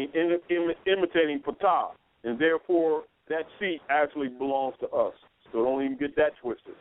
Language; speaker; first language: English; native; English